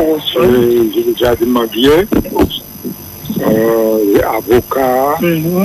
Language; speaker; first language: French; non-native, local second language; Guadeloupean Creole French